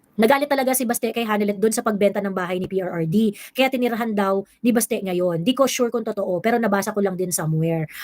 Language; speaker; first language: Filipino; native; Filipino